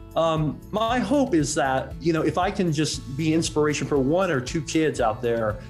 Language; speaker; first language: English; non-native, local second language; Cantonese